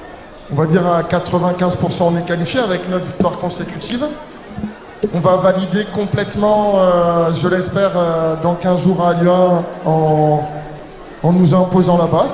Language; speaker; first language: French; native; French